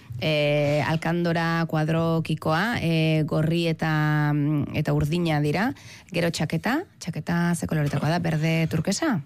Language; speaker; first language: Basque; native; Basque